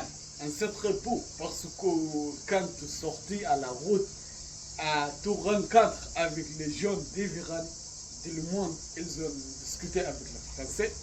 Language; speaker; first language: French; non-native, learner; Arabic